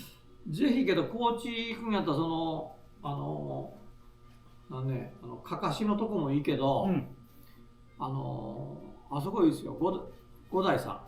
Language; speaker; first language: Japanese; native; Japanese